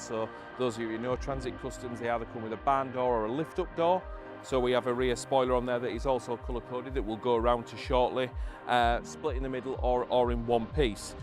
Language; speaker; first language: English; native; English